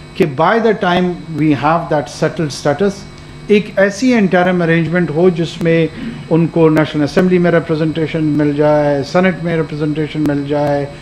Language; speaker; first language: Urdu; non-native, local second language; Pashto